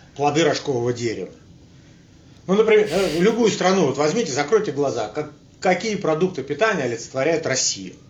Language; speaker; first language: Russian; native; Russian